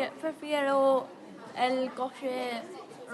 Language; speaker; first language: Spanish; non-native, learner; English